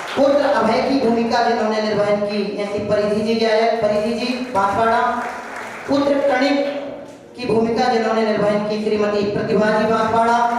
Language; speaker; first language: Hindi; native; Hindi